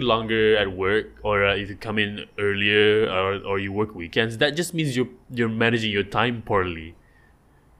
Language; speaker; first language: English; non-native, local second language; Malay